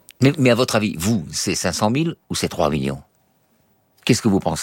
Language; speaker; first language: French; native; French